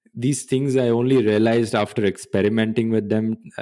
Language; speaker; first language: English; non-native, local second language; Hindi